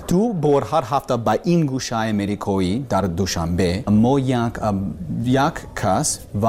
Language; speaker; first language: Persian; non-native, learner; English